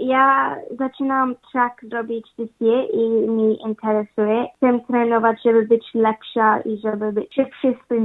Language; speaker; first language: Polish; early bilingual, heritage; English